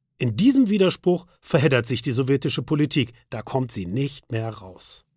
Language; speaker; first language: German; native; German